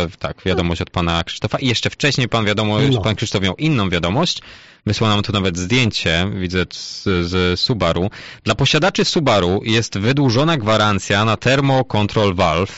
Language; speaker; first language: Polish; native; Polish